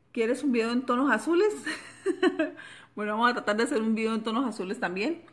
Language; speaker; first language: Spanish; native; Spanish